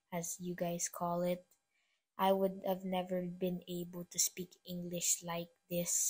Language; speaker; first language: English; non-native, local second language; Filipino